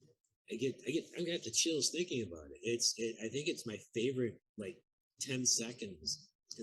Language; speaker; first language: English; native; English